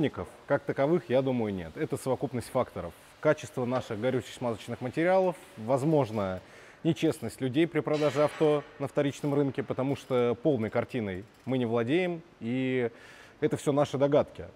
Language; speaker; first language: Russian; native; Russian